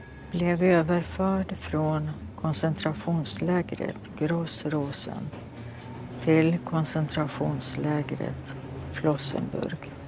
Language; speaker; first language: Swedish; early bilingual, other home language; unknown